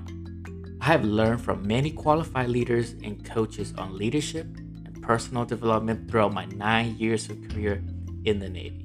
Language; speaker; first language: English; non-native, fluent; Burmese